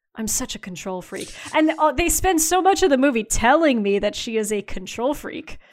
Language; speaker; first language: English; native; English